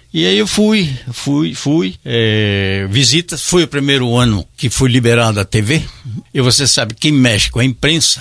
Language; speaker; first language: Portuguese; native; Portuguese